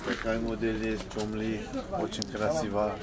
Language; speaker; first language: Russian; non-native, learner; Turkish